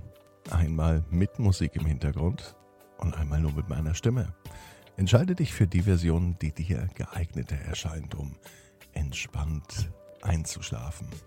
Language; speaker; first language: German; native; German